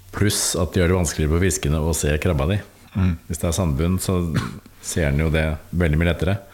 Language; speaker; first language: Norwegian; native; Norwegian